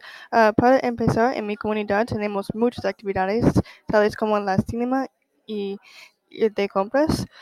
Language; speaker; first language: Spanish; non-native, learner; English